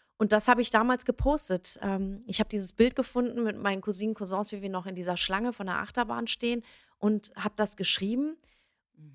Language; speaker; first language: German; early bilingual, other home language; Persian